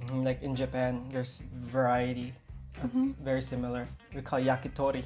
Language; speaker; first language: English; non-native, local second language; Filipino